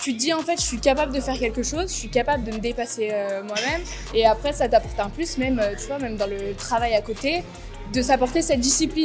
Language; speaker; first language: French; native; French